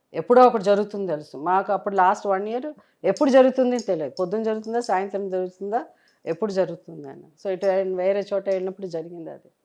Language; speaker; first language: Telugu; native; Telugu